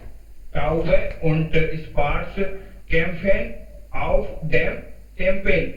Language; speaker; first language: German; non-native, learner; Hindi